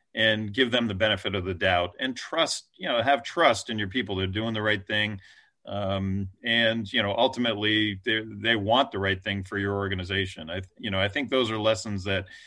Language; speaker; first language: English; native; English